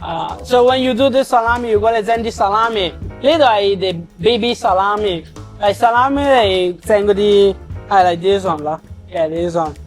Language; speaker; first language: Cantonese; non-native, learner; Italian